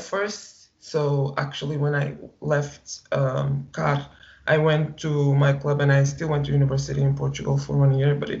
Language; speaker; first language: English; non-native, fluent; Portuguese